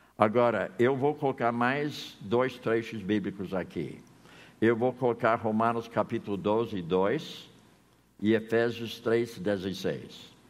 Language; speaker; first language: Portuguese; non-native, fluent; English